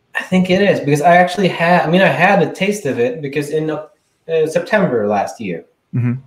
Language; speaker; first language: English; non-native, fluent; Swedish